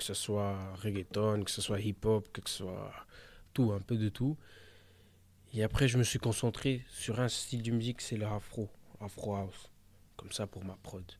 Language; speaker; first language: French; early bilingual, other home language; Portuguese